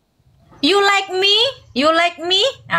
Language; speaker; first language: English; non-native, learner; Indonesian